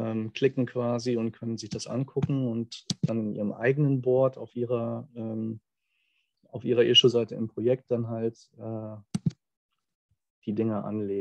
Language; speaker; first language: German; native; German